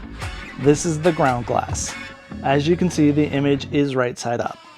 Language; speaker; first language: English; native; English